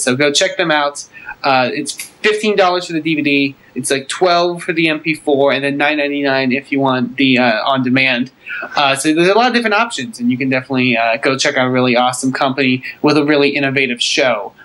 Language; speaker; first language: English; native; English